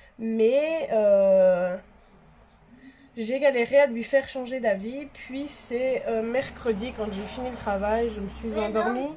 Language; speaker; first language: French; native; French